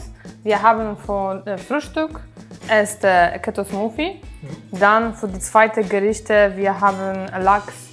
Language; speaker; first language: German; non-native, learner; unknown